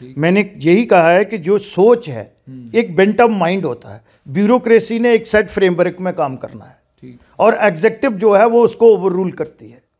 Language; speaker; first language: Hindi; non-native, local second language; Dogri